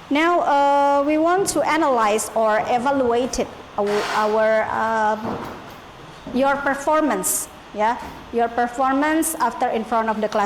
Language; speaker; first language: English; non-native, learner; Indonesian